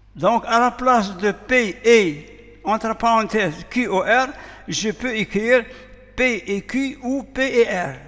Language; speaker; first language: French; non-native, local second language; Arabic